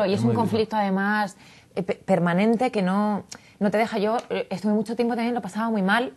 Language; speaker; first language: Spanish; native; Spanish